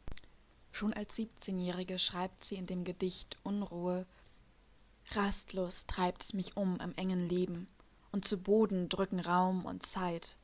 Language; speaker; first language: German; native; German